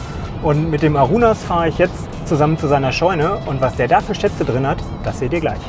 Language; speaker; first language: German; native; German